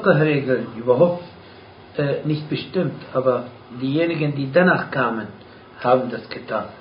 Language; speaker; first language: German; non-native, fluent; Arabic